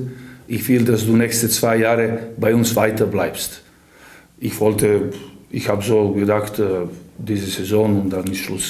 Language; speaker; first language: German; non-native, fluent; Serbian